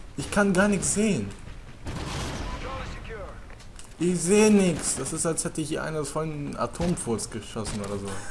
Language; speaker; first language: German; native; German